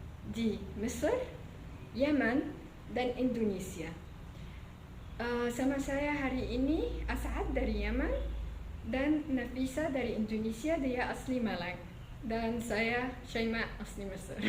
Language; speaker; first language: Indonesian; non-native, fluent; Arabic